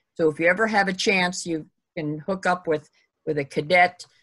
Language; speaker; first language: English; native; English